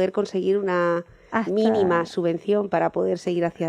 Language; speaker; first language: Spanish; native; Spanish